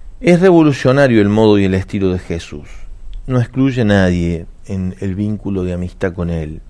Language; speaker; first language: Spanish; native; Spanish